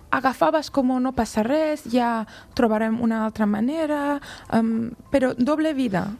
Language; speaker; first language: Catalan; non-native, fluent; Persian